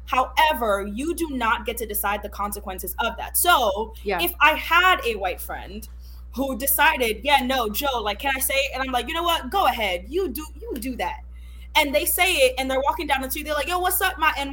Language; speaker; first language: English; non-native, fluent; Haitian Creole